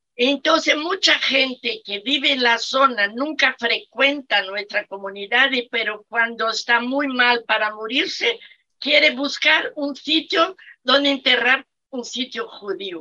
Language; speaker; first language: Spanish; non-native, fluent; Portuguese